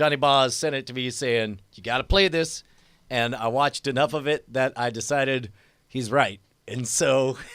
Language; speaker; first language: English; native; English